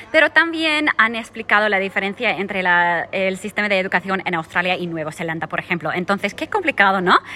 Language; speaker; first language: Spanish; non-native, fluent; German